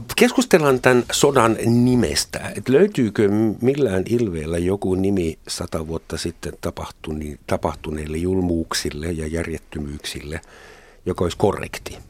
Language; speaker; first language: Finnish; non-native, fluent; German